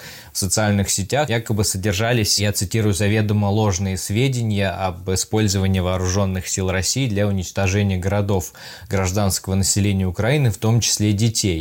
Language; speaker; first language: Russian; native; Russian